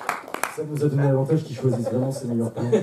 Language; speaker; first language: French; native; French